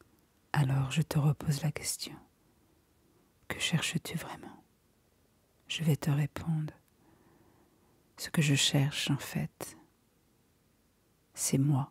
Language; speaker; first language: French; native; French